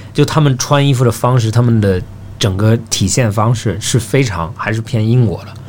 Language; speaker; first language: Chinese; early bilingual, heritage; Chinese